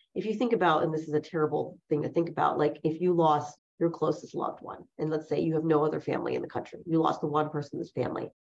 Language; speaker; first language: English; early bilingual, other home language; Chinese